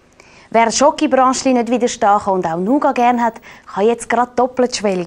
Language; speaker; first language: German; native; German